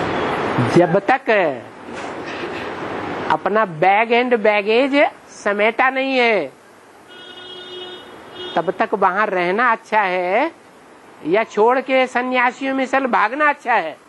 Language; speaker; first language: Hindi; native; Hindi